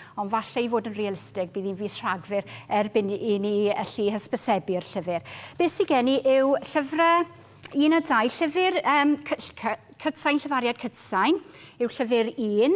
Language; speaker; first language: Welsh; native; Welsh